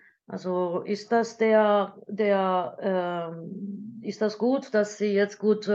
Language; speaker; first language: German; non-native, learner; Japanese